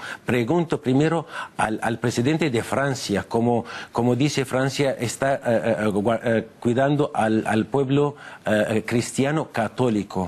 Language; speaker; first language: Spanish; non-native, fluent; Arabic